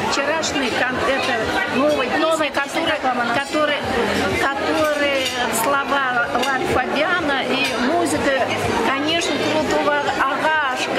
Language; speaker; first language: Russian; non-native, local second language; Kazakh